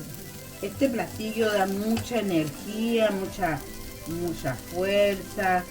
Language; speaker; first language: Spanish; native; Spanish